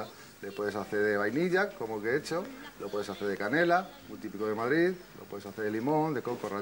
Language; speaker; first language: Spanish; native; Spanish